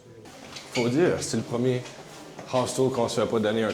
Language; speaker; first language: French; native; French